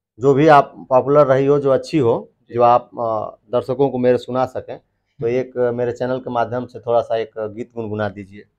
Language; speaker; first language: Hindi; non-native, local second language; Bhojpuri